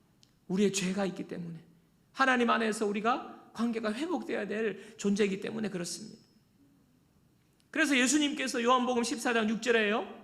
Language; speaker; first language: Korean; native; Korean